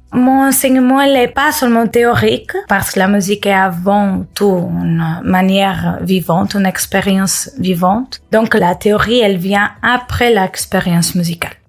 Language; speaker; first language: French; non-native, fluent; Portuguese